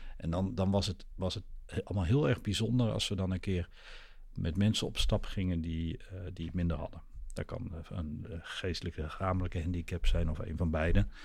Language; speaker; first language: Dutch; native; Dutch